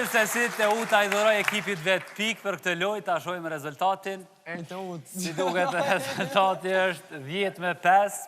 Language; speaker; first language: Albanian; native; Albanian